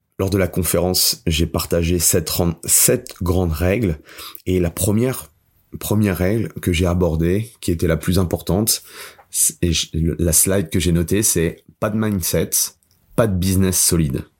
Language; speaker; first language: French; native; French